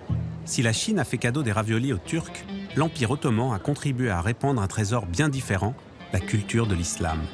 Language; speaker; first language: French; native; French